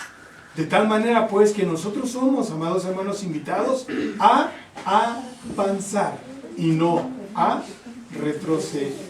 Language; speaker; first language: Spanish; native; Spanish